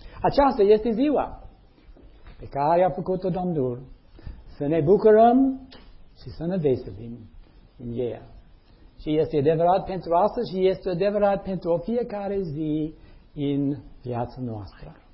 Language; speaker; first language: Romanian; non-native, learner; English